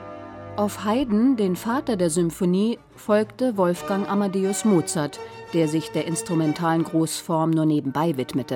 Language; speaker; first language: German; native; German